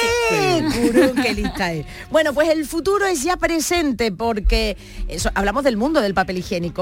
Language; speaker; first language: Spanish; native; Spanish